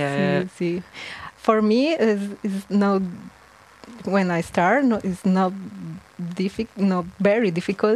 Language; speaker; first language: English; non-native, learner; Spanish